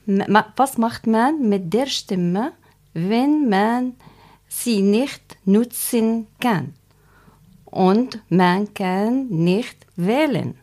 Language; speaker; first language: German; non-native, learner; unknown